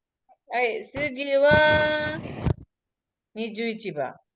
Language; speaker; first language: Japanese; non-native, fluent; Indonesian